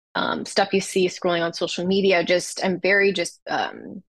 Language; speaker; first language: English; native; English